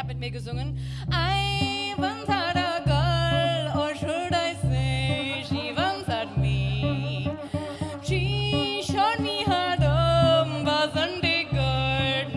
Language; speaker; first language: English; native; English